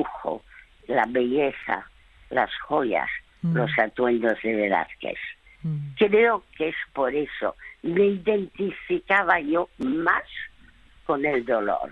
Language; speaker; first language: Spanish; early bilingual, other home language; French